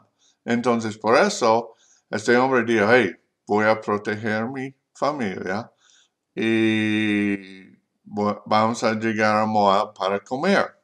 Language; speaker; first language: Spanish; non-native, learner; English